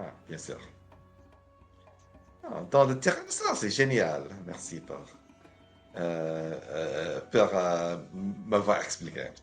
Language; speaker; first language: French; non-native, learner; English